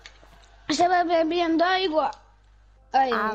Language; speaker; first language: Spanish; non-native, learner; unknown